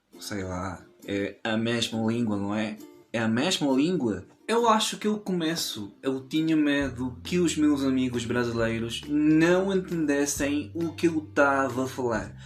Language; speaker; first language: Portuguese; non-native, fluent; Spanish